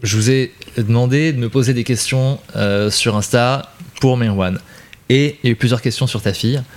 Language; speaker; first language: French; native; French